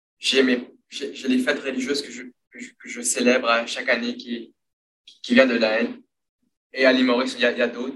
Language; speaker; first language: French; non-native, local second language; Morisyen